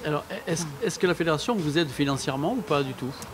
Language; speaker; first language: French; native; French